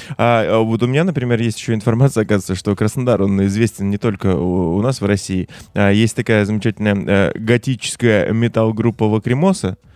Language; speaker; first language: Russian; native; Russian